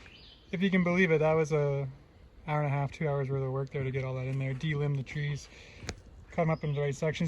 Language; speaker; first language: English; native; English